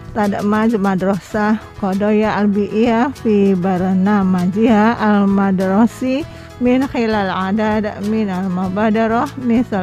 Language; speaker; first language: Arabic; non-native, fluent; Indonesian